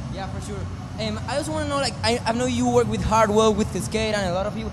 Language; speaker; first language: English; non-native, fluent; Spanish